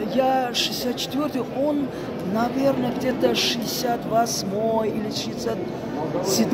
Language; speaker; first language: Russian; non-native, local second language; Uzbek